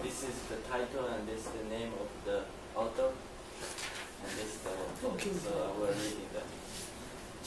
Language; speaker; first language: English; non-native, learner; Chinese